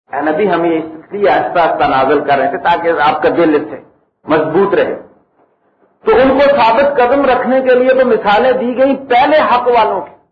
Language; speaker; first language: Urdu; native; Urdu